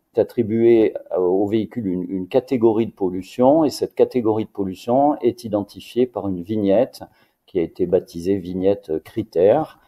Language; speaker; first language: French; native; French